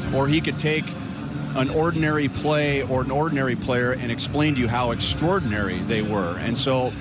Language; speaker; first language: English; native; English